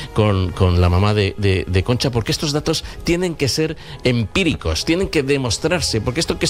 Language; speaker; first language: Spanish; native; Spanish